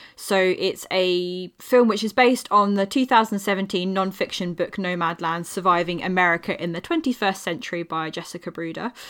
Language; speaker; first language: English; native; English